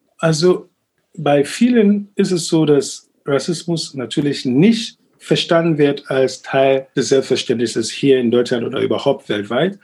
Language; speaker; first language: German; non-native, fluent; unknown